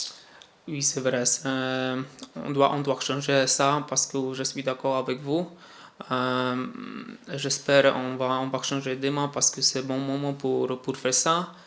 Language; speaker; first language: French; non-native, fluent; Polish